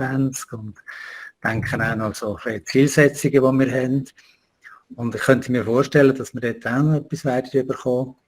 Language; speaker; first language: German; native; German